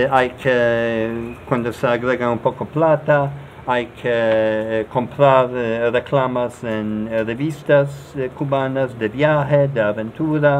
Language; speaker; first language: Spanish; non-native, learner; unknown